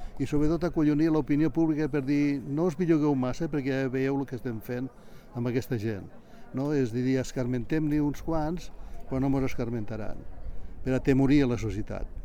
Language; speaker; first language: Catalan; native; Catalan